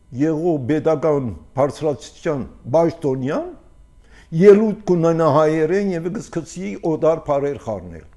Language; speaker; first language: Armenian; early bilingual, heritage; Armenian